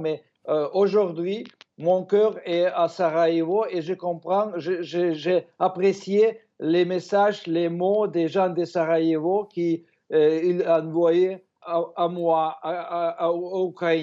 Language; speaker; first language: French; non-native, fluent; Ukrainian